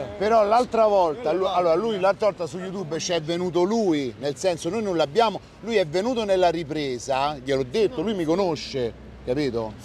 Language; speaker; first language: Italian; native; Italian